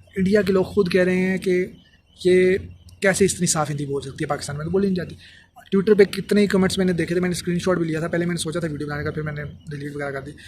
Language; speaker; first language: Urdu; native; Urdu